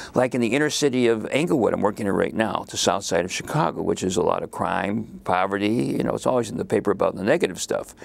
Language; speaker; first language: English; native; English